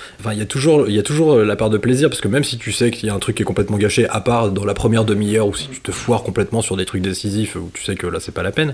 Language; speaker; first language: French; native; French